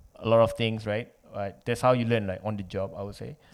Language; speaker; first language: English; non-native, local second language; Malay